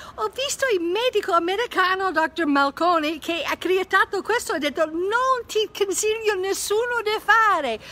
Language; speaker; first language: Italian; non-native, fluent; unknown